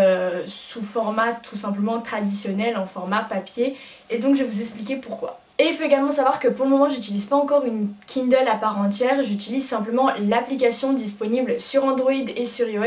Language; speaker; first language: French; native; French